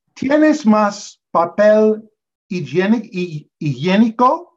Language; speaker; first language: Spanish; non-native, learner; English